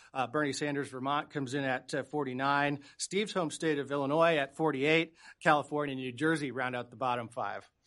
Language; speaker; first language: English; native; English